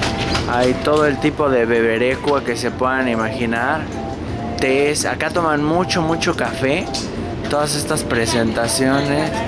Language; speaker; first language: Spanish; native; Spanish